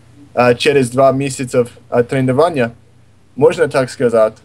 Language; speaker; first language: Russian; non-native, fluent; English